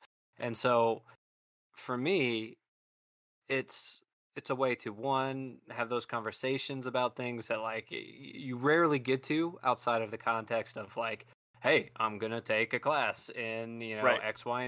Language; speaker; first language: English; native; English